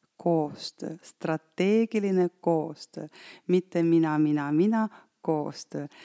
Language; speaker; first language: Estonian; non-native, local second language; Russian